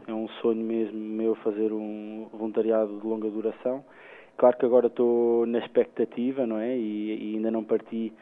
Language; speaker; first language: Portuguese; native; Portuguese